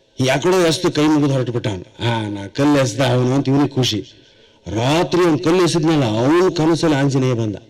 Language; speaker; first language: Kannada; native; Kannada